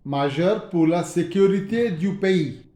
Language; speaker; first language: French; non-native, fluent; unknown